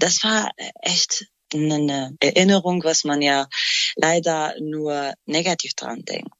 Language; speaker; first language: German; non-native, fluent; Kurdish